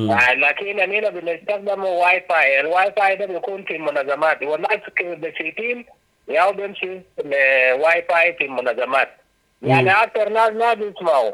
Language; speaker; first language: Arabic; non-native, local second language; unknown